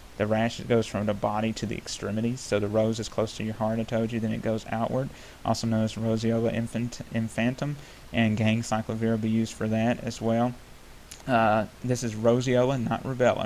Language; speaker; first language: English; native; English